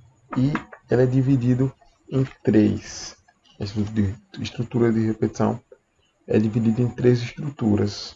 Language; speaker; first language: Portuguese; native; Portuguese